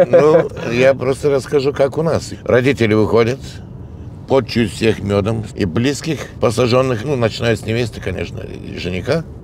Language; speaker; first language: Russian; non-native, local second language; Gagauz